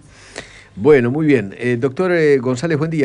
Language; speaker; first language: Spanish; native; Spanish